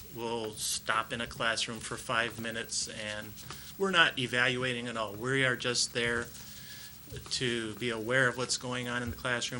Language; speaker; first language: English; native; English